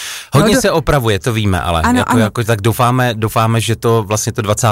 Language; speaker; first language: Czech; native; Czech